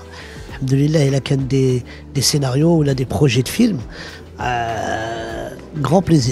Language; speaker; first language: Arabic; early bilingual, heritage; Arabic